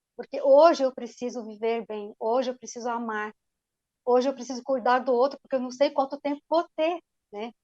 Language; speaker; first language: Portuguese; non-native, fluent; Arabic